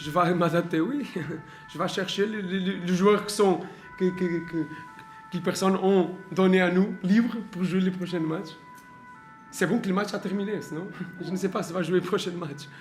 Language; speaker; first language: French; non-native, learner; Portuguese